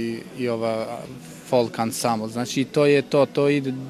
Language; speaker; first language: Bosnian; non-native, local second language; Albanian